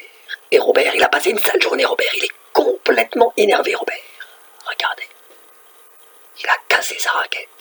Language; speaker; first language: French; native; French